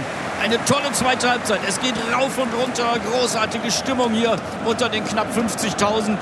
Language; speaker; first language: German; native; German